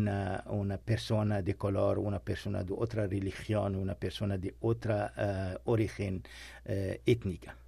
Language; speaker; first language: Spanish; non-native, learner; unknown